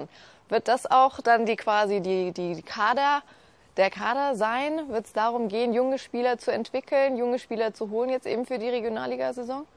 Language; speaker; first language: German; native; German